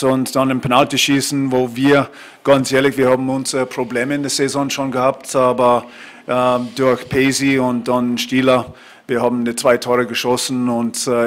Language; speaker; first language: German; non-native, fluent; English